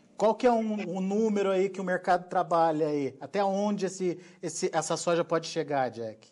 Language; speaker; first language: Portuguese; native; Portuguese